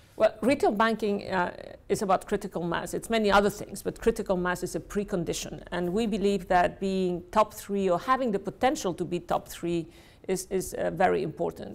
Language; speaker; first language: English; non-native, fluent; Spanish